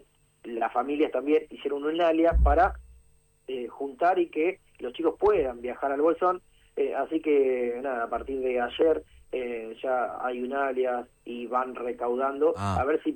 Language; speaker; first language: Spanish; native; Spanish